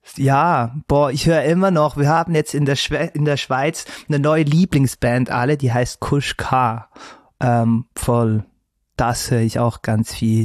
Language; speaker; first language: German; native; German